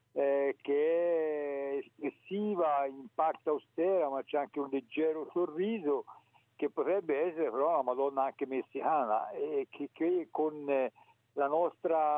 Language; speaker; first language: Italian; native; Italian